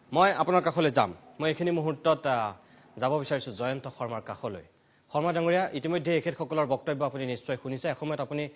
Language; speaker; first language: Assamese; native; Assamese